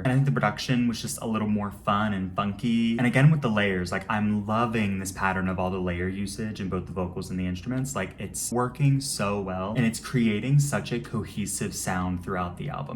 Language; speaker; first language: English; native; English